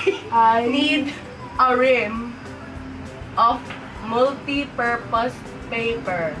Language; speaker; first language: English; non-native, local second language; Filipino